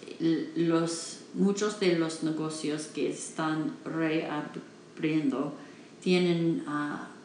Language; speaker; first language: Spanish; non-native, learner; English